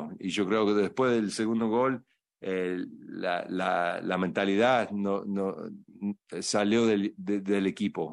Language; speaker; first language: Spanish; non-native, fluent; English